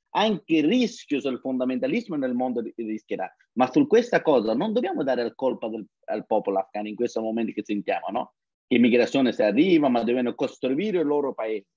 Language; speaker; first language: Italian; non-native, learner; Persian